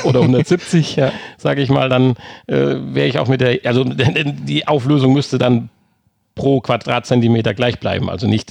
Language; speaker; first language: German; native; German